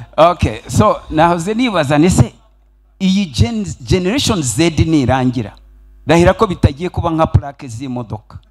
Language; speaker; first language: Kinyarwanda; early bilingual, heritage; Kinyarwanda